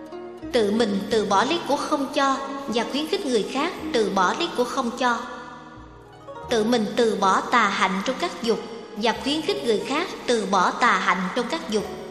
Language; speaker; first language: Vietnamese; native; Vietnamese